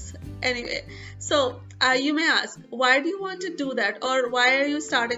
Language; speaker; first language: English; non-native, local second language; Hindi